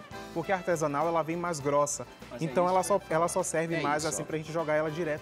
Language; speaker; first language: Portuguese; native; Portuguese